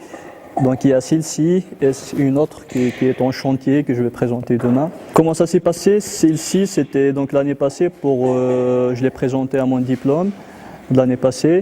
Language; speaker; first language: French; non-native, local second language; Kabyle